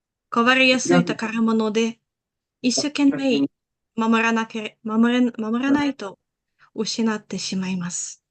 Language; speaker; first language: Japanese; non-native, learner; Ukrainian